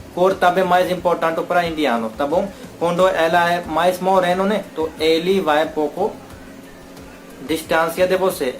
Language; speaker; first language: Portuguese; non-native, learner; Hindi